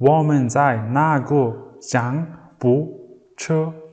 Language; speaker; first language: Chinese; non-native, learner; Mongolian